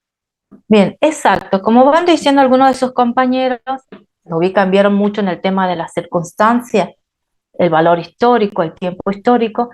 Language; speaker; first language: Spanish; native; Spanish